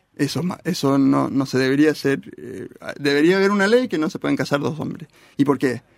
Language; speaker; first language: Spanish; early bilingual, heritage; Spanish